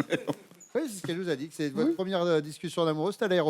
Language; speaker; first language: French; native; French